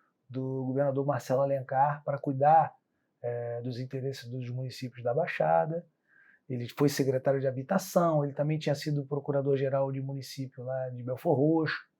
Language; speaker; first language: Portuguese; native; Portuguese